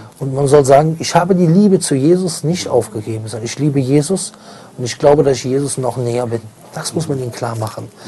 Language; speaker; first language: German; native; German